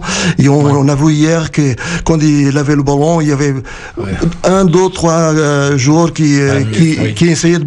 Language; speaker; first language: French; non-native, fluent; Portuguese